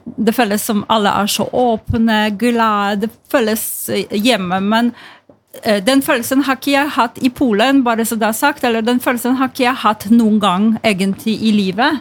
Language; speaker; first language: Norwegian; non-native, fluent; Polish